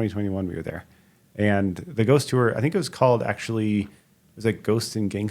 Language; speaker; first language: English; native; English